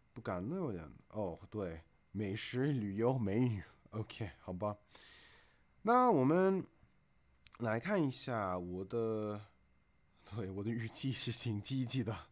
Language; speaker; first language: Chinese; non-native, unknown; English